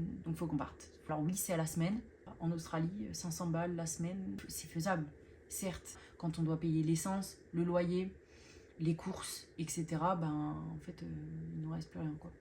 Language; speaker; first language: French; native; French